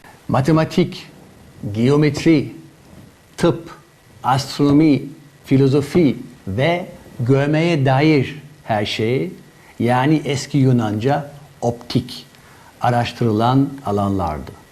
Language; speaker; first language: Turkish; non-native, fluent; German